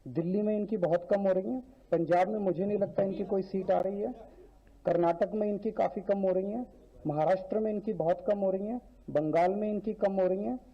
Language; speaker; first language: Hindi; native; Hindi